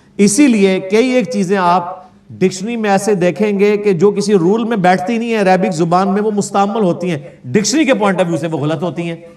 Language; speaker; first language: Urdu; non-native, local second language; Punjabi